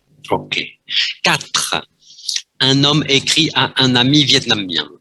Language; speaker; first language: French; non-native, fluent; Vietnamese